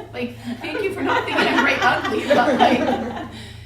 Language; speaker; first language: English; native; English